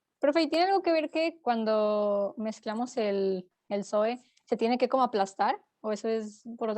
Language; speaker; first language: Spanish; native; Spanish